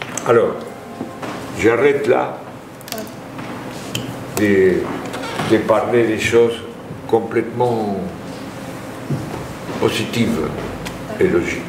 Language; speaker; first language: French; non-native, fluent; Spanish